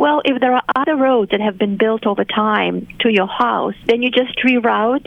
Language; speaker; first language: English; non-native, fluent; Romanian